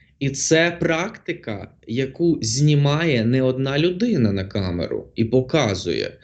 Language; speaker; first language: Ukrainian; non-native, local second language; Russian